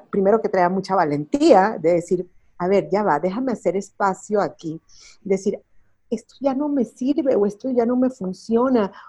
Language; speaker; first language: Spanish; early bilingual, heritage; Spanish